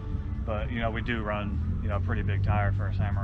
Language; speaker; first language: English; native; English